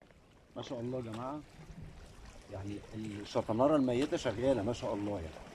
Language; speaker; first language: Arabic; native; Arabic